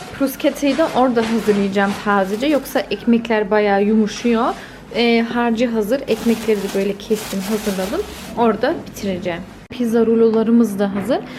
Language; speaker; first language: Turkish; early bilingual, heritage; Turkish